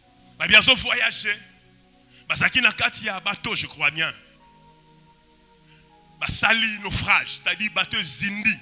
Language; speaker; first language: French; non-native, local second language; Lingala